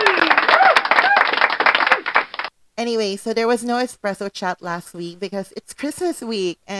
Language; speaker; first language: English; non-native, local second language; Cebuano